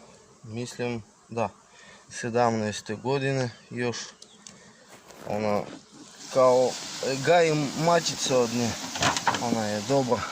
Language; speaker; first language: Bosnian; non-native, learner; Russian